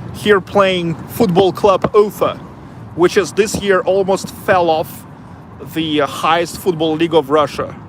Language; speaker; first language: English; non-native, fluent; Russian